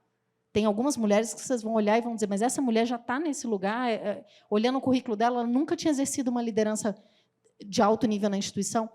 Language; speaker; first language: Portuguese; native; Portuguese